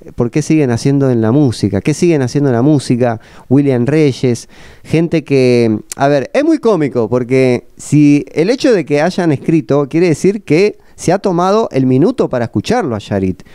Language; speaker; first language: Spanish; native; Spanish